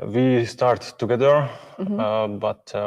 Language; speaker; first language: English; non-native, learner; Hungarian